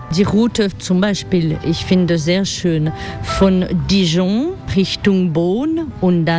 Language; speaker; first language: German; non-native, fluent; French